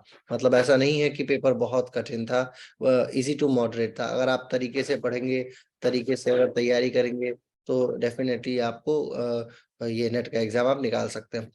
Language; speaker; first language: Hindi; native; Hindi